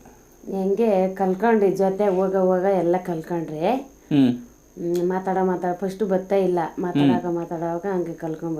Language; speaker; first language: Kannada; non-native, learner; Nepali